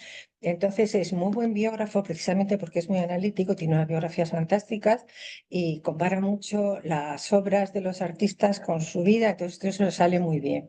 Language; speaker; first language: Spanish; native; Spanish